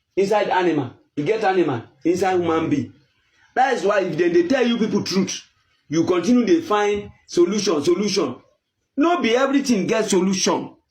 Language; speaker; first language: Nigerian Pidgin; non-native, local second language; Yoruba